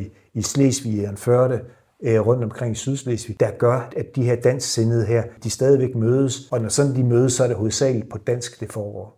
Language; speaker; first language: Danish; native; Danish